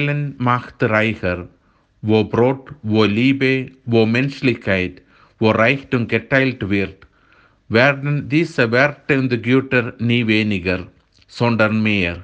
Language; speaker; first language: German; non-native, fluent; Malayalam